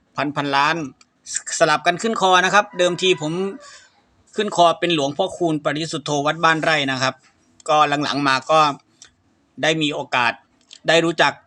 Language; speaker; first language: Thai; native; Thai